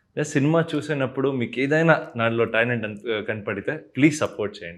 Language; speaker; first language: Telugu; non-native, fluent; Kannada